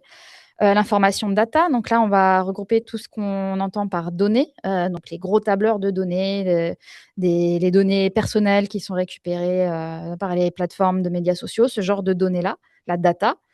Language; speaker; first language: French; native; French